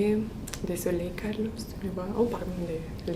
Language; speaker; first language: French; non-native, learner; Spanish